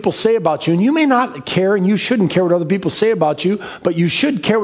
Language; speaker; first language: English; native; English